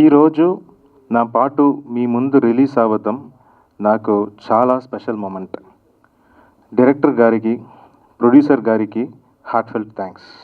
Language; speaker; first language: Telugu; non-native, learner; Kannada